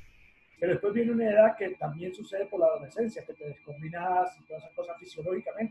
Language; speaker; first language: Spanish; native; Spanish